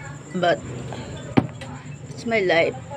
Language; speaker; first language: English; non-native, learner; Filipino